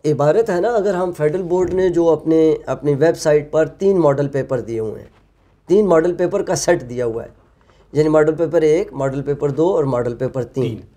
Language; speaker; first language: Urdu; non-native, local second language; Punjabi